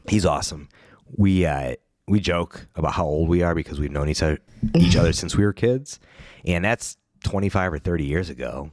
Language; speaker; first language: English; native; English